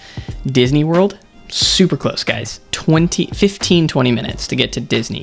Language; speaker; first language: English; native; English